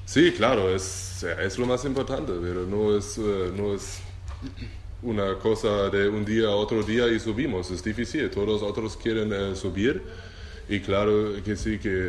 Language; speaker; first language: Spanish; non-native, learner; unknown